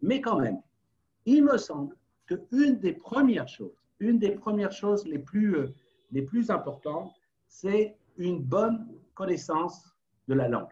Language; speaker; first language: French; native; French